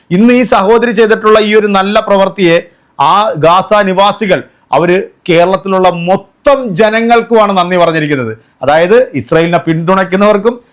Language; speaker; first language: Malayalam; native; Malayalam